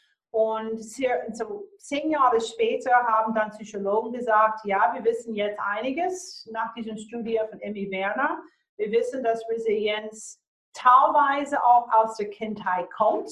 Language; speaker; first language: German; non-native, fluent; English